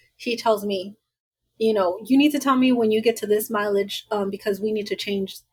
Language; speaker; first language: English; early bilingual, other home language; Spanish